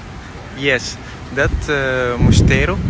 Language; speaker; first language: English; non-native, learner; Arabic